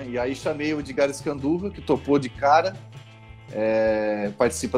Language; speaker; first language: Portuguese; native; Portuguese